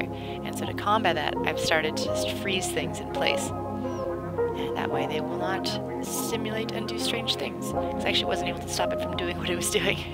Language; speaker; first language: English; native; English